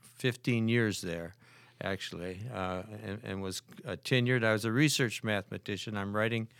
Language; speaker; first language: English; native; English